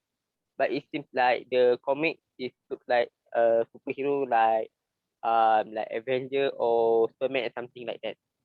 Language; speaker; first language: English; non-native, learner; Malay